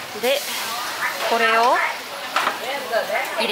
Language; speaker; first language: Japanese; non-native, fluent; Vietnamese